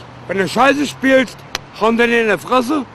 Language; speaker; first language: German; native; German